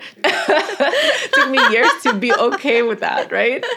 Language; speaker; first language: English; non-native, fluent; Tajik